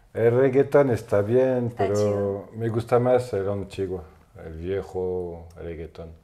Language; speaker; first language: Spanish; non-native, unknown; French